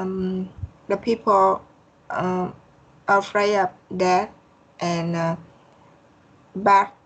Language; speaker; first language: English; non-native, learner; Vietnamese